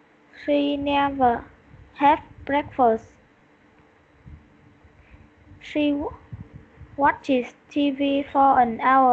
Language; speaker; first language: English; non-native, learner; Vietnamese